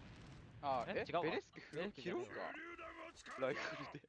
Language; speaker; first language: Japanese; native; Japanese